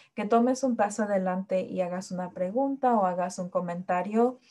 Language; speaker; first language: Spanish; early bilingual, heritage; Spanish